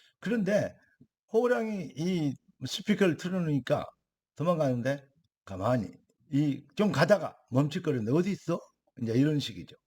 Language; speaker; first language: Korean; native; Korean